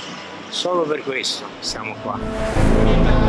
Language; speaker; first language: Italian; non-native, learner; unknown